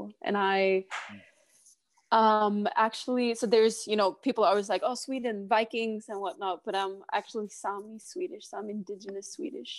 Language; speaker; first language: English; non-native, fluent; Swedish